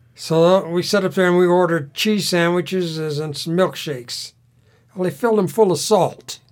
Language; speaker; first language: English; native; English